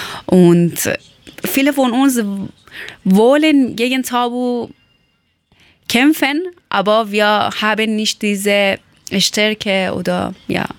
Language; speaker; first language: German; non-native, learner; Persian